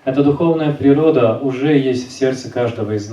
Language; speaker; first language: Russian; native; Russian